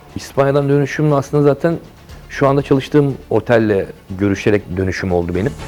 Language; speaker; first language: Turkish; native; Turkish